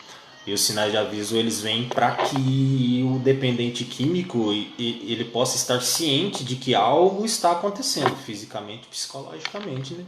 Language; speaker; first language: Portuguese; native; Portuguese